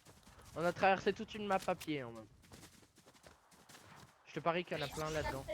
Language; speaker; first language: French; native; French